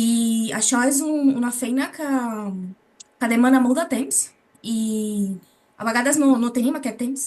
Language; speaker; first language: Catalan; non-native, learner; Portuguese